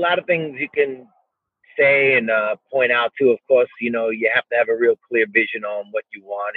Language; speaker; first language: English; native; English